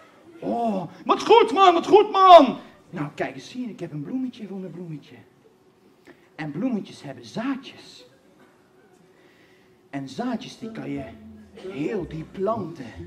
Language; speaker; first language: Dutch; native; Dutch